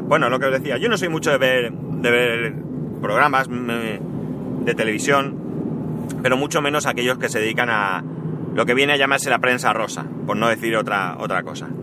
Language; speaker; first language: Spanish; native; Spanish